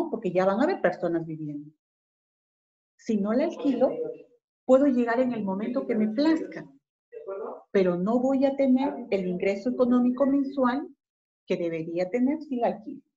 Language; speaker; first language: Spanish; native; Spanish